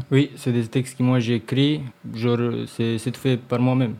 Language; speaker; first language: French; non-native, learner; Romanian